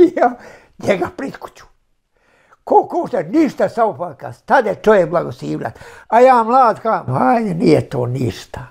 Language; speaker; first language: Bosnian; native; Bosnian